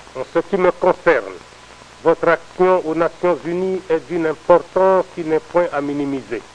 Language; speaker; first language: French; non-native, local second language; Lingala